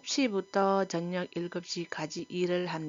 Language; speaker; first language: Korean; non-native, fluent; Iloko